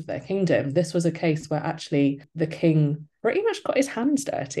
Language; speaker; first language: English; native; English